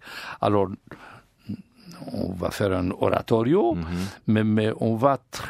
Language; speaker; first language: French; non-native, learner; English